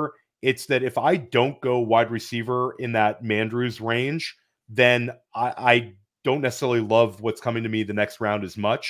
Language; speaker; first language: English; native; English